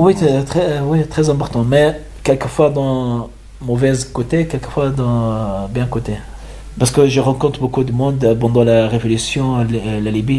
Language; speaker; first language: French; non-native, learner; Arabic